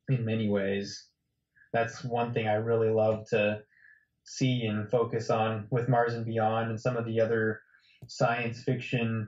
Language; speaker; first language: English; native; English